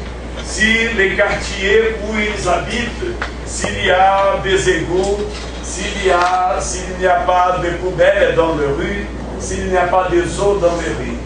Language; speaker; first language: French; non-native, fluent; Portuguese